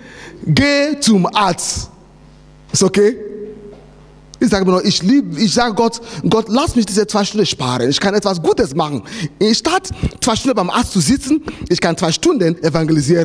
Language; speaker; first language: German; non-native, fluent; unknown